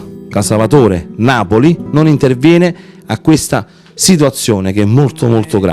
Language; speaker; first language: Italian; native; Italian